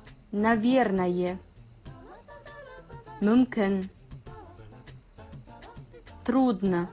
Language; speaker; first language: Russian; non-native, fluent; Kazakh